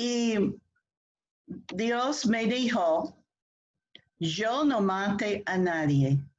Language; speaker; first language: Spanish; non-native, fluent; English